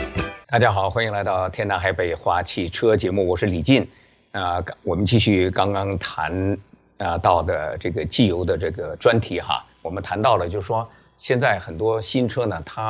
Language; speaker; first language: Chinese; native; Chinese